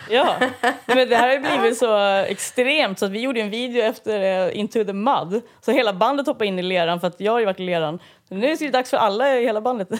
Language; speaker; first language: Swedish; native; Swedish